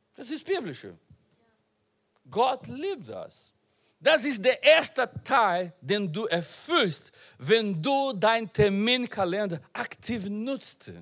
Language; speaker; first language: German; non-native, learner; Portuguese